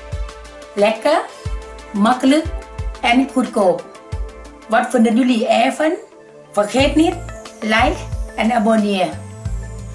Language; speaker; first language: Dutch; non-native, learner; Thai